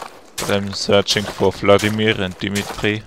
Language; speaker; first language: English; non-native, fluent; German